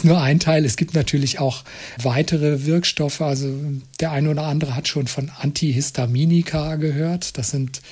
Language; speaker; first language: German; native; German